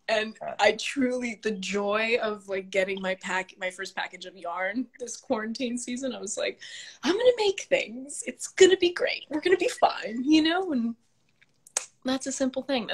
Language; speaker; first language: English; early bilingual, other home language; Spanish